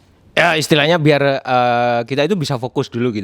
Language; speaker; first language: Indonesian; native; Indonesian